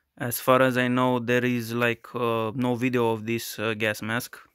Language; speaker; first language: English; non-native, fluent; Romanian